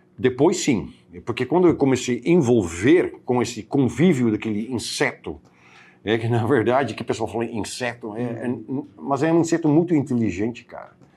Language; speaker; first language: Portuguese; non-native, fluent; Dutch